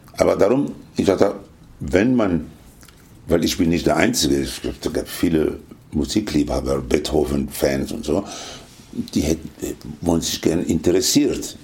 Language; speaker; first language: German; non-native, fluent; Spanish